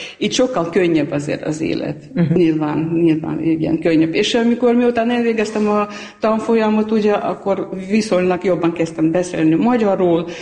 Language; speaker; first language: Hungarian; non-native, fluent; Armenian